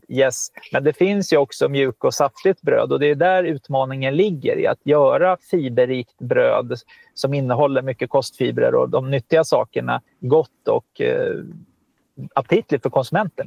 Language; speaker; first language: Swedish; native; Swedish